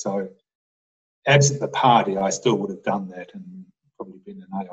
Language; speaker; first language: English; native; English